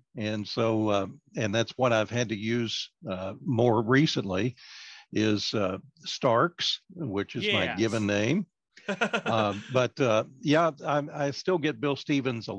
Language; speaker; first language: English; native; English